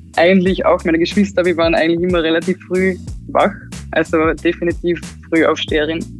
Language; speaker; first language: German; non-native, local second language; Slovenian